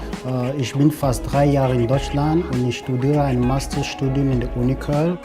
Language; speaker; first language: German; non-native, learner; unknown